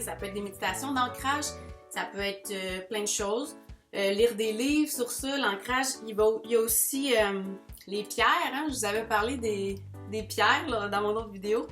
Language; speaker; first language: French; native; French